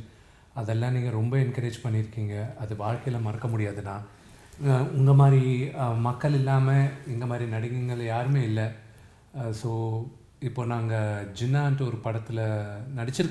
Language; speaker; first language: Tamil; non-native, local second language; Telugu